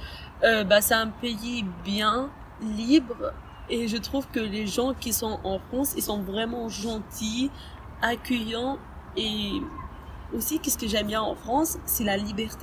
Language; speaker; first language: French; early bilingual, other home language; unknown